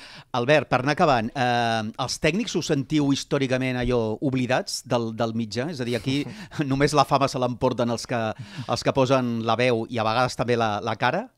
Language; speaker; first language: Catalan; native; Catalan